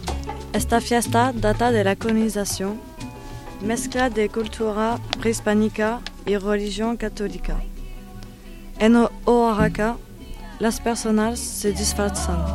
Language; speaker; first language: Spanish; non-native, learner; French